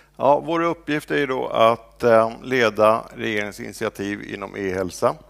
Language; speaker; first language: Swedish; native; Swedish